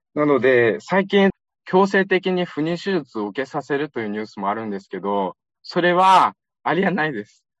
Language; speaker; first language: Japanese; non-native, fluent; Uyghur